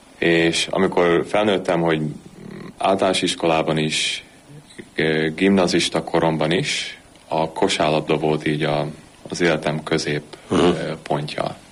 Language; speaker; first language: Hungarian; early bilingual, heritage; Hungarian